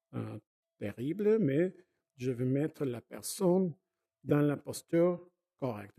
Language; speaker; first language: French; non-native, fluent; Spanish